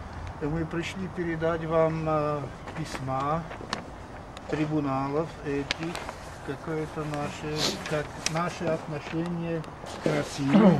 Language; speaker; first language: Russian; non-native, local second language; Czech